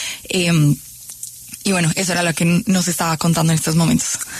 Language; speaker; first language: Spanish; native; Spanish